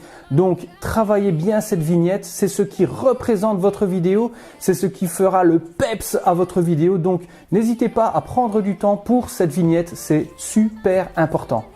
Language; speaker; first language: French; native; French